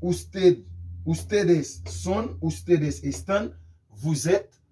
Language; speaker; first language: Spanish; non-native, fluent; Haitian Creole